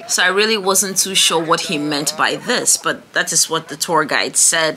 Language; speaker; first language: English; non-native, local second language; Ewe